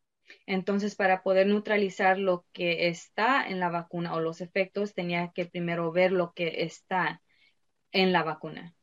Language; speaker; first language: Spanish; early bilingual, heritage; Spanish